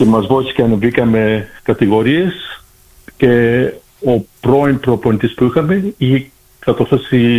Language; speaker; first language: Greek; early bilingual, heritage; Greek